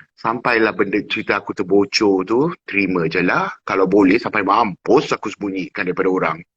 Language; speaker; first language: Malay; non-native, fluent; English